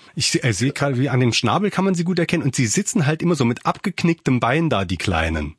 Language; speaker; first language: German; native; German